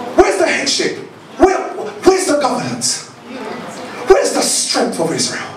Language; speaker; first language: English; native; English